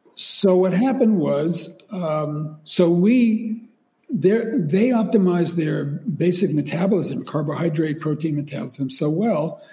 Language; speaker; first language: English; native; English